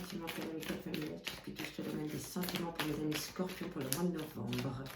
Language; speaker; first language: French; native; French